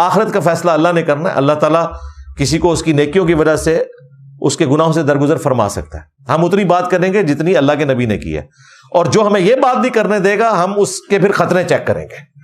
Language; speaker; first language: Urdu; non-native, local second language; Punjabi